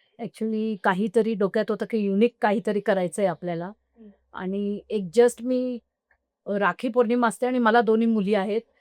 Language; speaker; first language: Marathi; non-native, local second language; Marwari